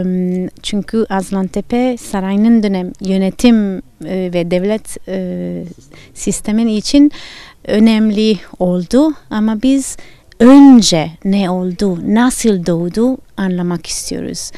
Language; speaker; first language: Turkish; non-native, fluent; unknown